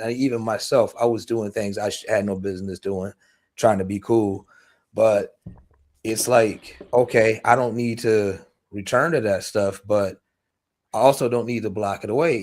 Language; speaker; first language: English; native; English